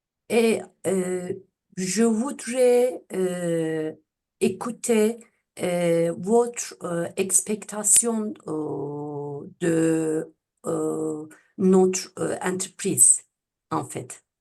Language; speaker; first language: French; non-native, learner; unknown